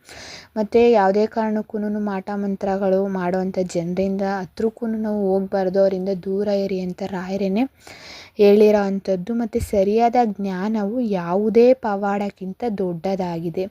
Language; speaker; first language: Kannada; native; Kannada